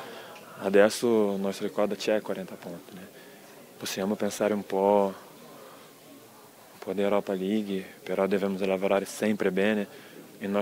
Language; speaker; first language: Italian; non-native, learner; Portuguese